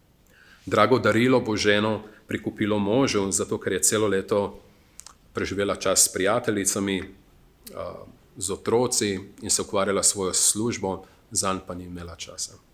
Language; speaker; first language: Slovenian; native; Slovenian